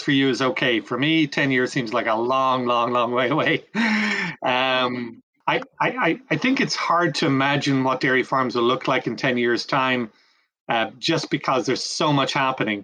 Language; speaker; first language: English; native; English